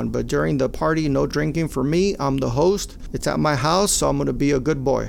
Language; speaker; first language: English; native; English